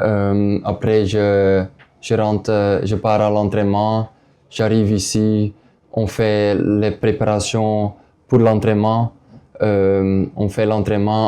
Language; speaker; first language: French; non-native, local second language; Dutch